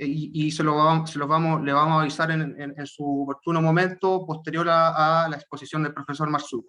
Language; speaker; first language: Spanish; native; Spanish